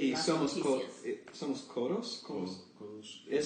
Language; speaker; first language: Spanish; non-native, learner; English